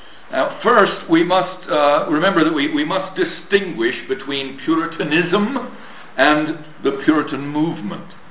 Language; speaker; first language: English; native; English